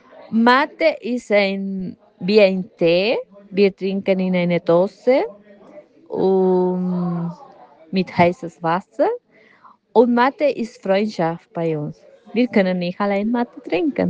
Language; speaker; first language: German; non-native, learner; Spanish